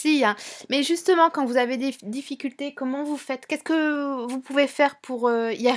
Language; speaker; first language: French; native; French